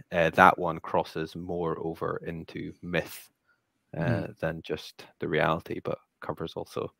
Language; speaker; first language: English; native; English